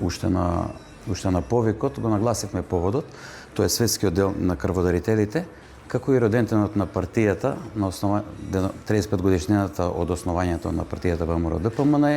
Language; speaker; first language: Macedonian; native; Macedonian